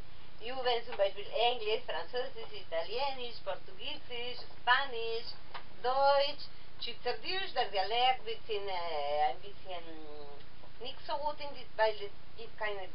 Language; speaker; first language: German; non-native, learner; Spanish